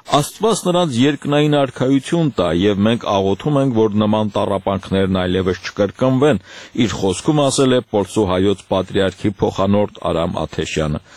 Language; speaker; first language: Armenian; native; Armenian